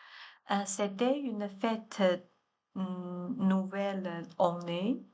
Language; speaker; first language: French; non-native, learner; Chinese